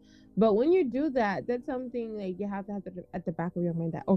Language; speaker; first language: English; non-native, local second language; Wolof